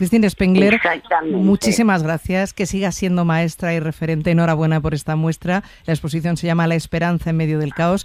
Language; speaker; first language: Spanish; native; Spanish